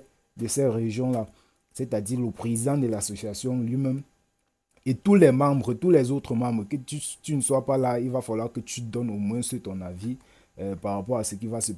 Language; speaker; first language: French; native; French